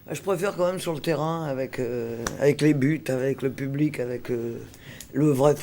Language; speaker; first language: French; native; French